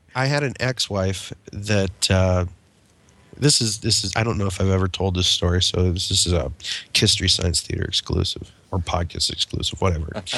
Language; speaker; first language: English; native; English